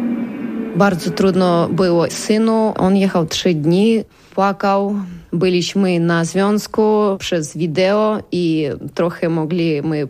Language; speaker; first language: Polish; non-native, learner; Ukrainian